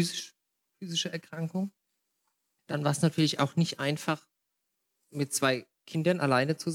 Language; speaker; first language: German; native; German